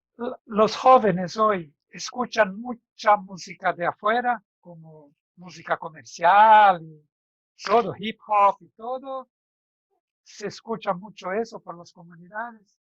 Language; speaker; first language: Spanish; non-native, fluent; Portuguese